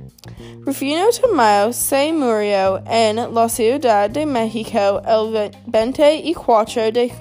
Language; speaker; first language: Spanish; non-native, learner; English